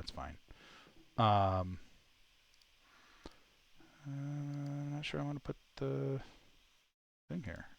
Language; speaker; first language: English; native; English